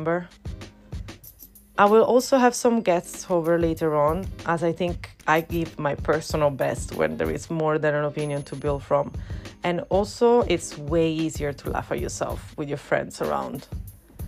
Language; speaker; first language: English; non-native, fluent; Italian